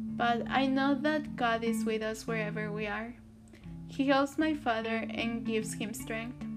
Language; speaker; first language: English; early bilingual, other home language; Spanish